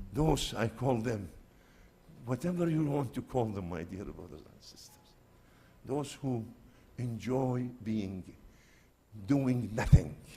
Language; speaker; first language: English; non-native, fluent; Arabic